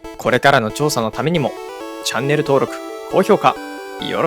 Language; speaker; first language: Japanese; native; Japanese